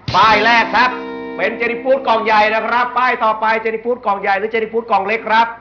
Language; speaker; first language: Thai; native; Thai